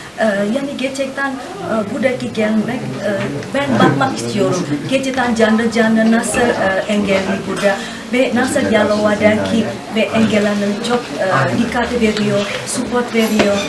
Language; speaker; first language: Turkish; non-native, learner; Indonesian